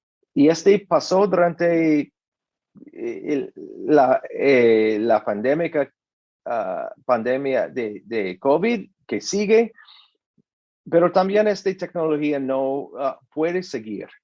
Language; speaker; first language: Spanish; non-native, learner; English